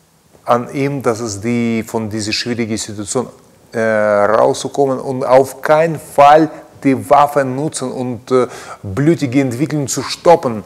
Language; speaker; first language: German; non-native, learner; Russian